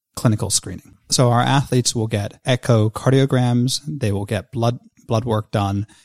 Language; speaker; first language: English; native; English